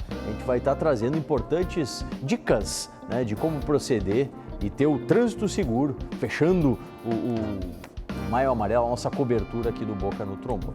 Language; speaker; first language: Portuguese; native; Portuguese